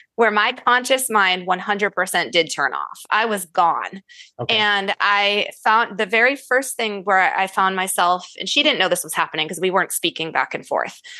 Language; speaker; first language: English; native; English